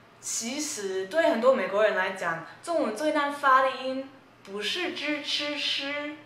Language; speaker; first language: Chinese; early bilingual, heritage; Chinese